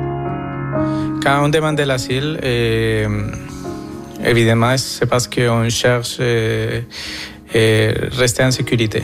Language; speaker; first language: French; non-native, fluent; Spanish